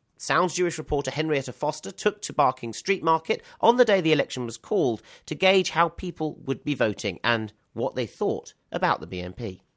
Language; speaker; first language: English; native; English